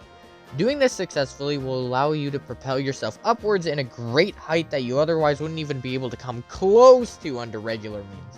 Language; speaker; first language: English; native; English